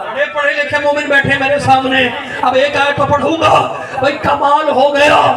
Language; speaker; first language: Urdu; native; Urdu